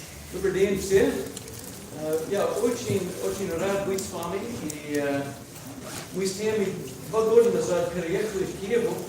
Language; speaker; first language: Russian; non-native, learner; English